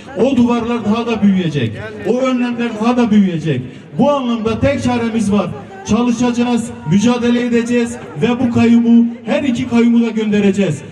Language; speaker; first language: Turkish; non-native, local second language; Kurdish